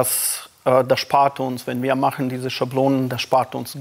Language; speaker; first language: German; non-native, learner; Serbian